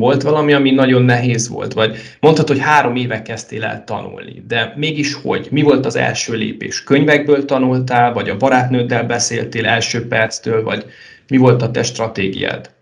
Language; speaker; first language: Hungarian; non-native, fluent; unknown